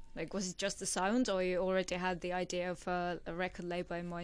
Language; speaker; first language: English; non-native, fluent; Estonian